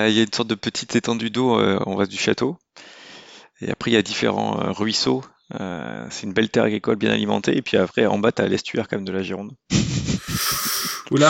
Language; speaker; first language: French; native; French